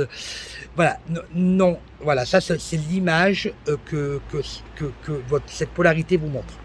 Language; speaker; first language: French; native; French